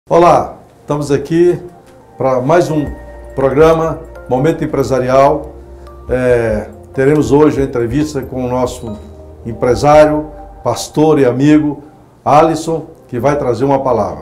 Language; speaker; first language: Portuguese; native; Portuguese